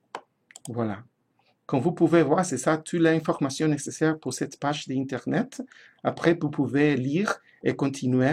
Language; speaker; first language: French; non-native, fluent; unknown